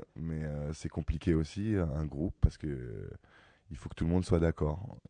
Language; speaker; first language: French; native; French